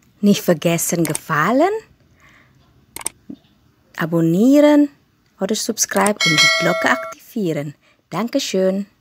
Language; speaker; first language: German; non-native, fluent; Indonesian